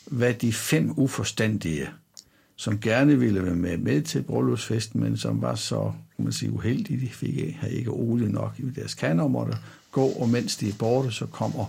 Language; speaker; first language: Danish; native; Danish